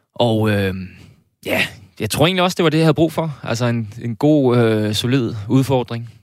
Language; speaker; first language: Danish; native; Danish